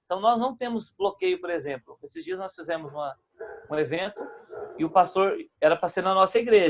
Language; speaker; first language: Portuguese; native; Portuguese